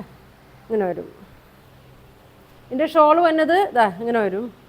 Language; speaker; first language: Malayalam; native; Malayalam